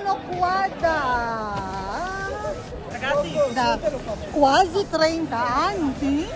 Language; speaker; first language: Italian; non-native, learner; Filipino